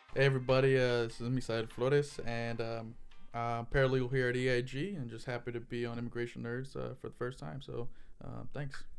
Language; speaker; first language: English; native; English